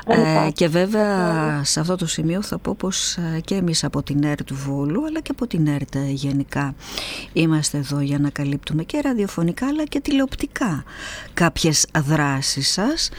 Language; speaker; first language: Greek; native; Greek